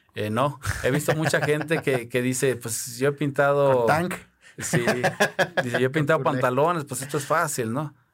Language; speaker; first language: Spanish; native; Spanish